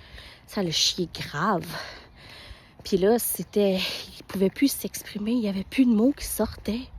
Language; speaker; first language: French; native; French